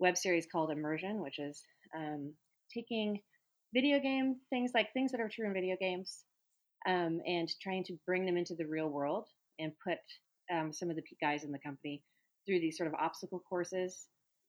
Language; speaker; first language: English; native; English